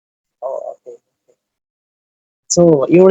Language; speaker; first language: English; non-native, learner; Bangla